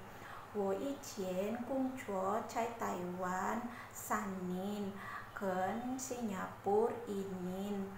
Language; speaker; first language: Chinese; non-native, learner; Indonesian